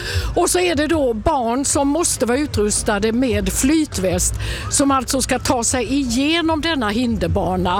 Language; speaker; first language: Swedish; native; Swedish